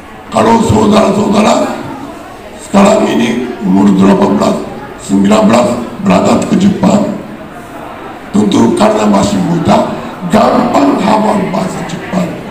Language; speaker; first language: Indonesian; non-native, fluent; Japanese